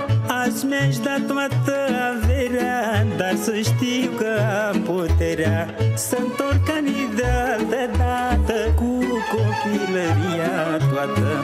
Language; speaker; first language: Romanian; native; Romanian